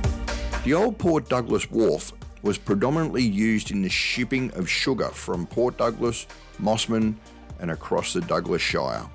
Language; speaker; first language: English; native; English